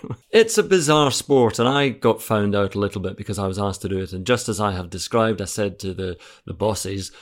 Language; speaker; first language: English; native; English